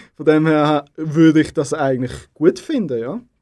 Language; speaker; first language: German; native; German